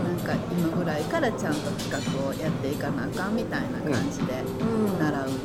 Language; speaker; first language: Japanese; native; Japanese